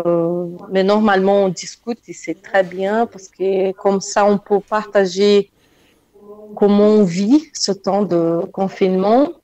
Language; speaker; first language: French; non-native, fluent; Portuguese